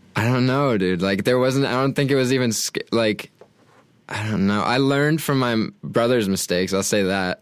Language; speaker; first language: English; native; English